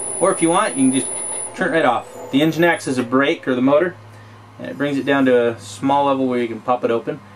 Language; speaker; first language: English; native; English